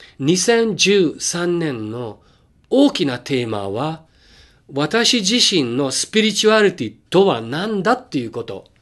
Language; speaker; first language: Japanese; non-native, fluent; English